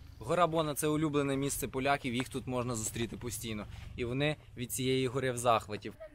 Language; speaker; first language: Ukrainian; native; Ukrainian